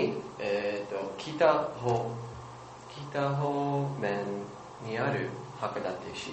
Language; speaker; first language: Japanese; non-native, learner; English